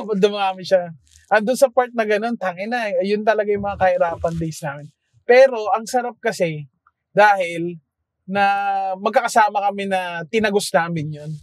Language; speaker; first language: Filipino; native; Filipino